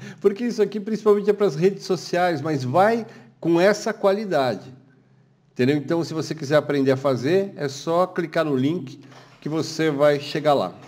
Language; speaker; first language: Portuguese; native; Portuguese